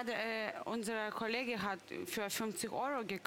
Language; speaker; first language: German; non-native, fluent; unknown